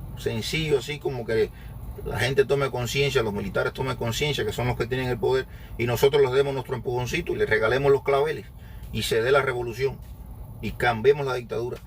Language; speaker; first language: Spanish; native; Spanish